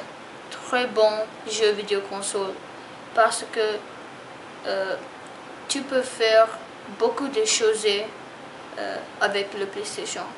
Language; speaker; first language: French; non-native, learner; English